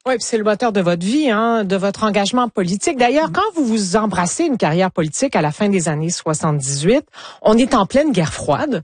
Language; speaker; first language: French; native; French